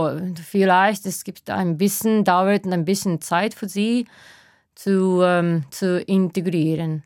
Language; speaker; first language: German; non-native, fluent; Japanese